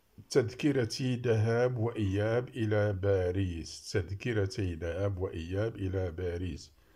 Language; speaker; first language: Arabic; native; Arabic